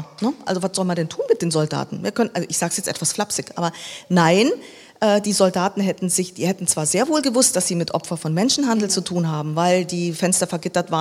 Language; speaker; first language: German; native; German